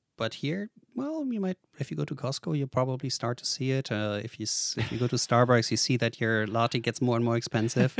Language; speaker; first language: English; non-native, fluent; German